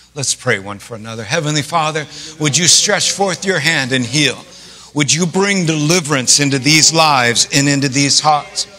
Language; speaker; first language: English; native; English